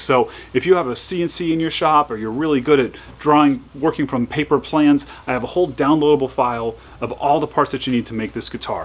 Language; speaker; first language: English; native; English